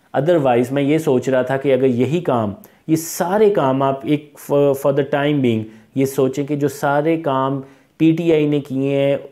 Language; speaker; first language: Urdu; non-native, local second language; Punjabi